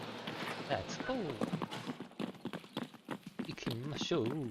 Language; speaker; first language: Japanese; non-native, learner; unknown